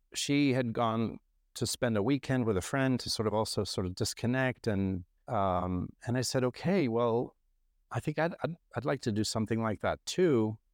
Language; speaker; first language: English; non-native, fluent; French